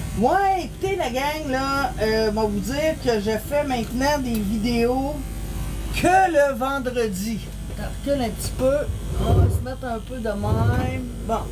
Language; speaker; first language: French; native; French